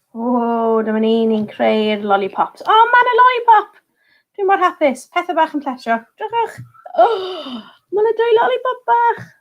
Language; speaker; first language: Welsh; native; Welsh